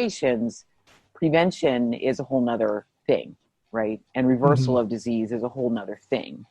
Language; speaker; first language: English; native; English